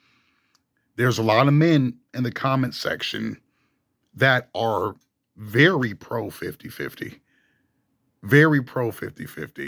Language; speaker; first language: English; native; English